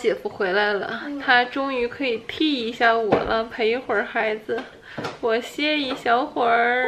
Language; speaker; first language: Chinese; native; Chinese